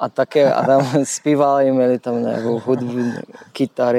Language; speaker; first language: Czech; non-native, learner; Polish